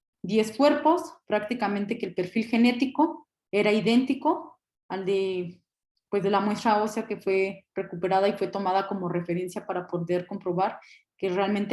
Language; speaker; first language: Spanish; native; Spanish